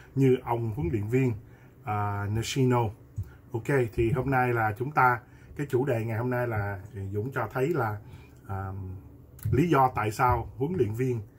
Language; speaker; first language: Vietnamese; native; Vietnamese